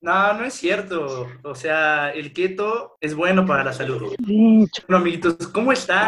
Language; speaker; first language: Spanish; native; Spanish